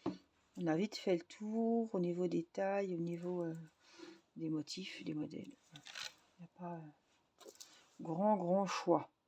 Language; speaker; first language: French; native; French